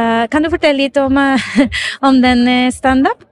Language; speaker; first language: Norwegian; non-native, fluent; Spanish